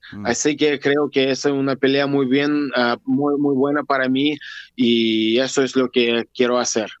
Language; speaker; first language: Spanish; non-native, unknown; Russian